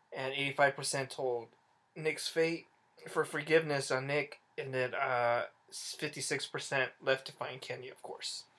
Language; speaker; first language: English; native; English